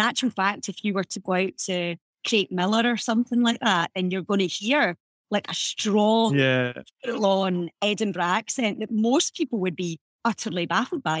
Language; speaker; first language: English; native; English